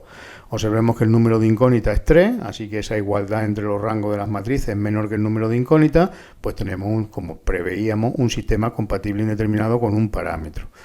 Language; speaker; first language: Spanish; native; Spanish